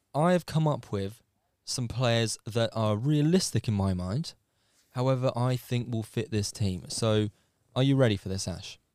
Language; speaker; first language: English; native; English